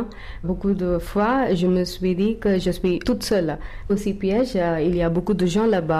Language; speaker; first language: French; non-native, learner; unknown